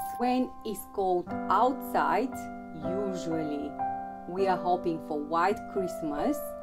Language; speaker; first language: English; non-native, fluent; Bulgarian